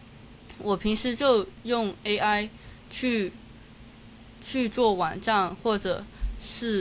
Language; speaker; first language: Chinese; non-native, local second language; Cantonese